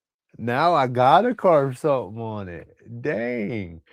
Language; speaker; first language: English; native; English